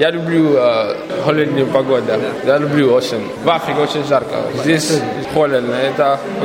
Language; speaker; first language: Russian; non-native, learner; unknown